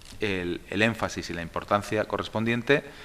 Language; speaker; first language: Spanish; native; Spanish